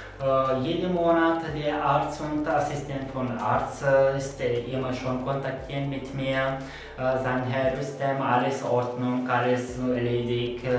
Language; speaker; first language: German; non-native, learner; Turkish